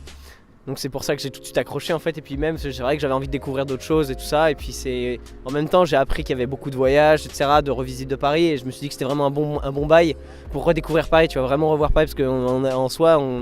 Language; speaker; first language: French; native; French